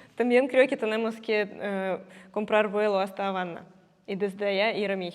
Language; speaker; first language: Spanish; non-native, fluent; Russian